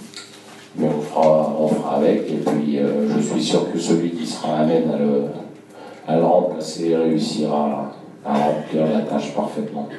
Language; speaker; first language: French; native; French